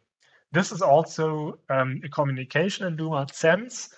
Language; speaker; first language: English; non-native, fluent; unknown